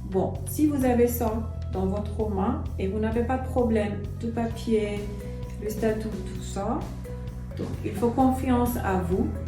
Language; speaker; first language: French; non-native, learner; Persian